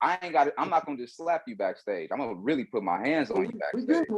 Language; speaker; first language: English; native; English